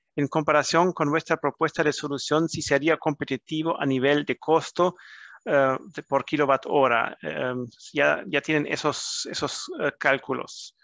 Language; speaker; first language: Spanish; non-native, fluent; German